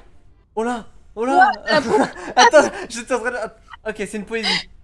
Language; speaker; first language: French; native; French